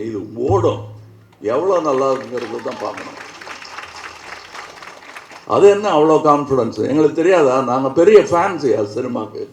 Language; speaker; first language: Tamil; native; Tamil